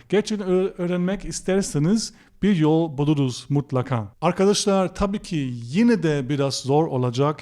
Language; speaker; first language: Turkish; non-native, fluent; German